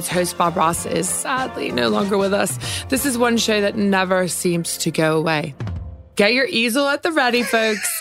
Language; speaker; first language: English; native; English